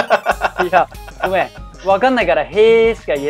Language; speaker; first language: Japanese; native; Japanese